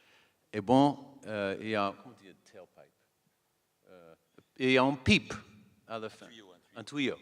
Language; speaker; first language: French; non-native, learner; English